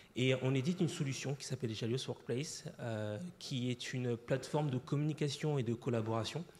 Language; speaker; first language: French; native; French